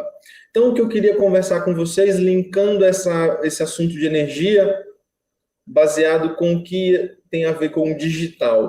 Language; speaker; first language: Portuguese; native; Portuguese